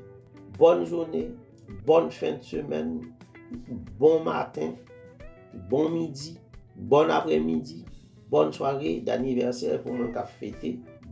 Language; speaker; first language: French; non-native, local second language; Haitian Creole